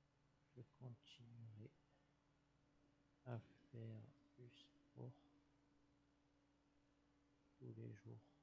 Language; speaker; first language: French; non-native, learner; English